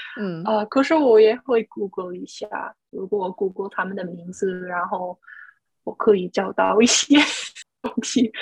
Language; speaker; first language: Chinese; non-native, fluent; English